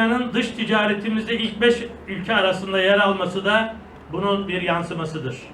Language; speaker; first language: Turkish; native; Turkish